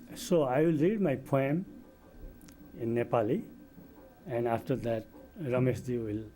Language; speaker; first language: English; non-native, local second language; Nepali